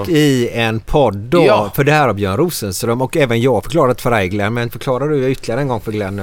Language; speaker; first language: Swedish; native; Swedish